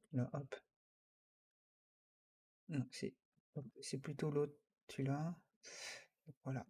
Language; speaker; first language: French; native; French